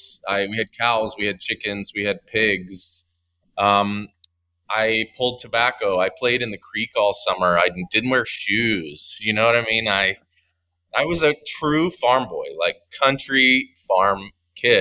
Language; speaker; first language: English; native; English